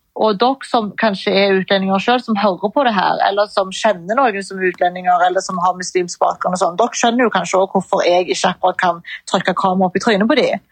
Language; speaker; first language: Norwegian; early bilingual, other home language; Arabic